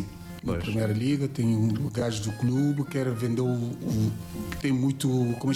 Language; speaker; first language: Portuguese; non-native, learner; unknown